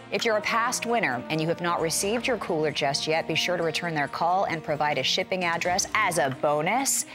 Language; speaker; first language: English; native; English